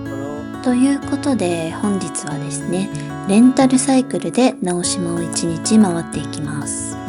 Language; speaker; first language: Japanese; native; Japanese